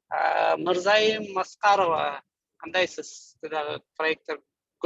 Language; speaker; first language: Kyrgyz; native; Kyrgyz